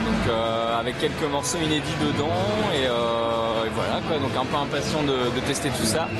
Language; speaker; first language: French; native; French